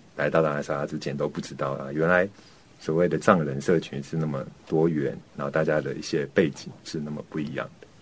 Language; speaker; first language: Chinese; native; Chinese